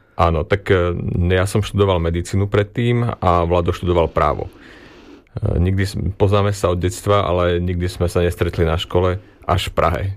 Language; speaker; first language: Slovak; native; Slovak